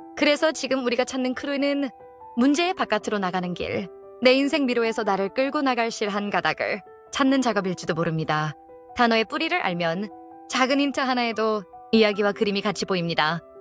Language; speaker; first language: Korean; native; Korean